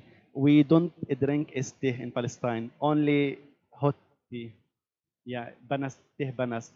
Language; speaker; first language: English; non-native, learner; Arabic